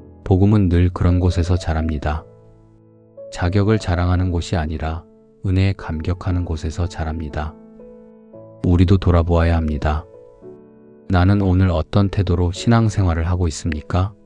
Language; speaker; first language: Korean; native; Korean